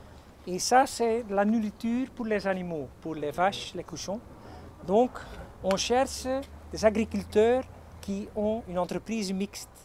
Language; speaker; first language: French; non-native, fluent; Dutch